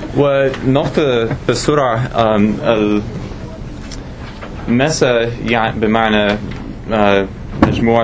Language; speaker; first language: Arabic; non-native, fluent; English